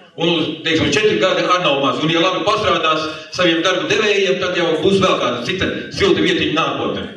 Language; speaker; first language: Latvian; native; Latvian